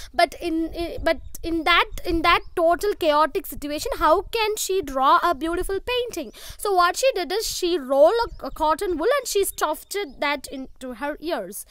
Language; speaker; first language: English; non-native, local second language; Tamil